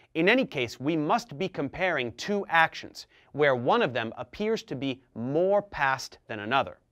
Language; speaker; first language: English; early bilingual, other home language; Italian